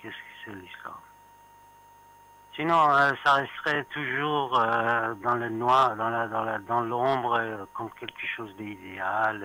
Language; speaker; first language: French; non-native, fluent; Persian